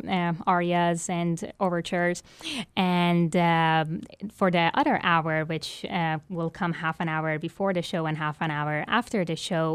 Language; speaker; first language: English; non-native, fluent; Persian